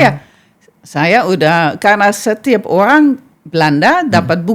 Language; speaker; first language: Indonesian; non-native, fluent; Dutch